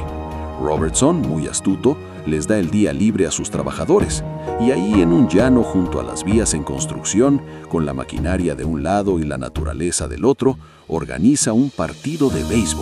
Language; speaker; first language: Spanish; native; Spanish